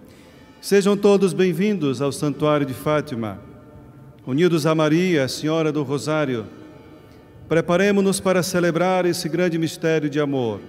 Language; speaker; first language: Portuguese; native; Portuguese